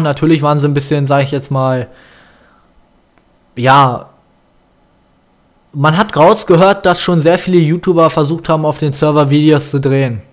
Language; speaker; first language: German; native; German